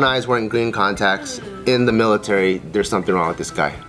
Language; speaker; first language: English; native; English